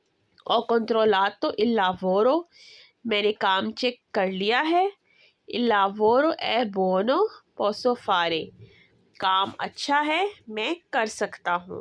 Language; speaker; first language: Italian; non-native, fluent; Urdu